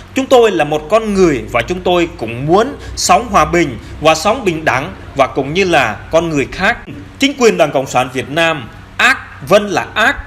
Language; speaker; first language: Vietnamese; non-native, local second language; Jarai